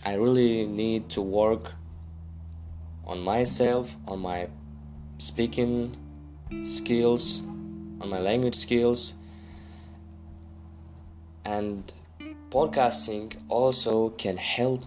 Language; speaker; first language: English; non-native, learner; Russian